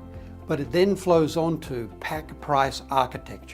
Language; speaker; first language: English; native; English